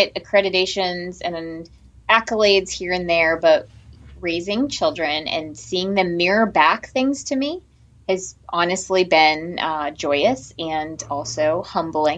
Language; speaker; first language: English; native; English